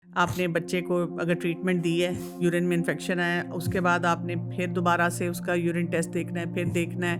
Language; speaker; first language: Urdu; native; Urdu